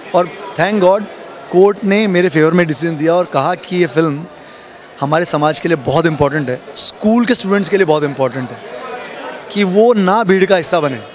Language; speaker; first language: Hindi; native; Hindi